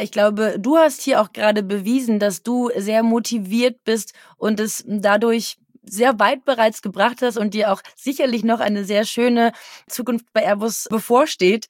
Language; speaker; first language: German; native; German